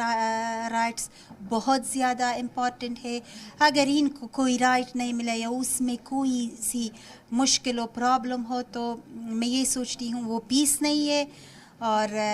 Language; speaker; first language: Hindi; non-native, fluent; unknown